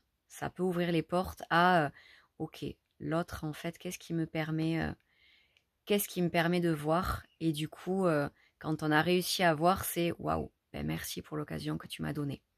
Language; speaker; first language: French; native; French